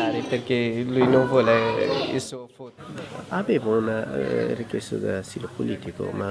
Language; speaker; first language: Italian; non-native, learner; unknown